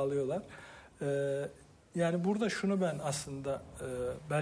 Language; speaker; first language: Turkish; native; Turkish